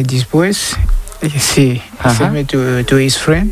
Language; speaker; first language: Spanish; non-native, learner; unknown